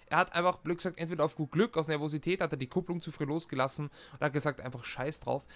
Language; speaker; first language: German; native; German